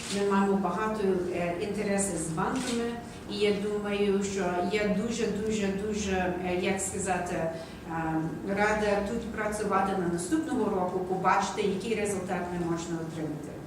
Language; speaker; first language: Ukrainian; non-native, learner; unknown